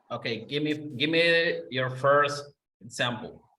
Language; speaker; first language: English; non-native, fluent; Spanish